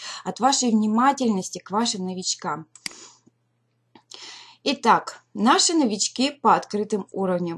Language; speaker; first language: Russian; native; Russian